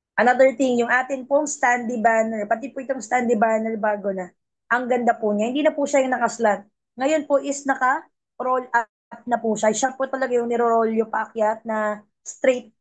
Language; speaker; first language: Filipino; non-native, local second language; Cebuano